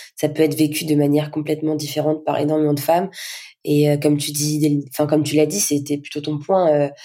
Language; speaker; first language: French; native; French